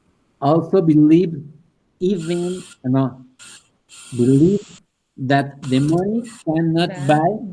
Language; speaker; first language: English; non-native, learner; Spanish